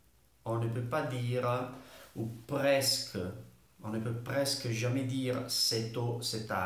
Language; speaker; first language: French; non-native, fluent; Italian